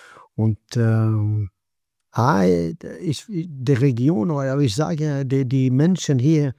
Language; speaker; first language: German; non-native, fluent; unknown